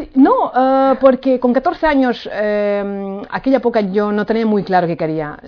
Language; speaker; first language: Spanish; non-native, fluent; Hungarian